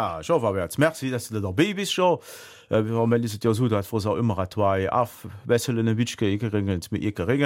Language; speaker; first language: German; native; German